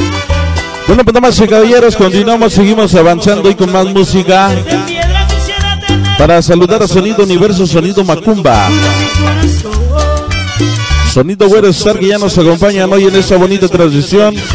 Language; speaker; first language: Spanish; native; Spanish